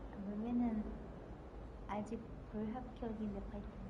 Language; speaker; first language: Korean; non-native, fluent; Indonesian